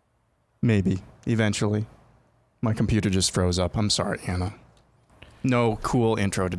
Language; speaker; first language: English; native; English